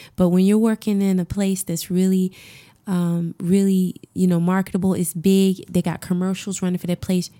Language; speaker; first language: English; native; English